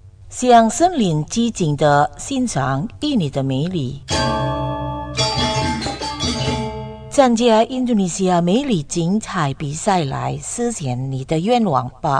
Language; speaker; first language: Chinese; non-native, learner; Indonesian